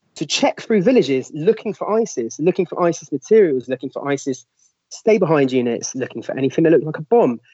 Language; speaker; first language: English; native; English